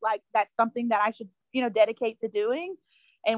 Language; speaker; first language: English; native; English